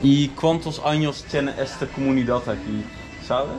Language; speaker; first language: Spanish; non-native, learner; Dutch